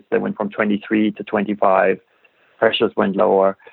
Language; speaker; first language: English; non-native, fluent; German